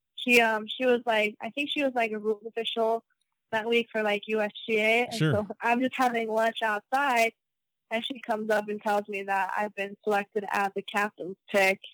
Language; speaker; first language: English; native; English